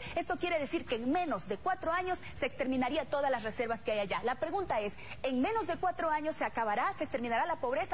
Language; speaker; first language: Spanish; native; Spanish